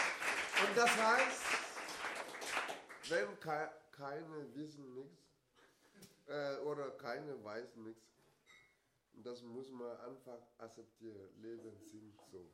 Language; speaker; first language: German; non-native, learner; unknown